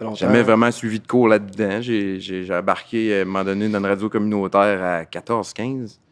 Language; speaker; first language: French; native; French